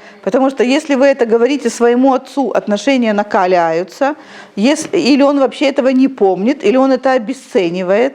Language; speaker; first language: Russian; native; Russian